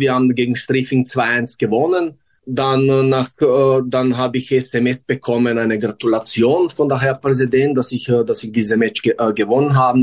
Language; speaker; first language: German; non-native, learner; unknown